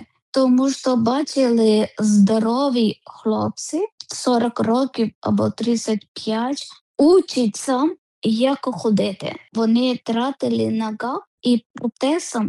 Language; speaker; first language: Ukrainian; non-native, learner; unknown